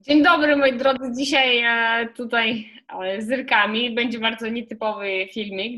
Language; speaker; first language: Polish; non-native, fluent; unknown